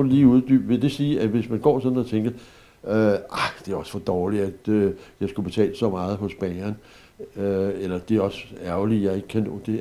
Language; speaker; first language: Danish; native; Danish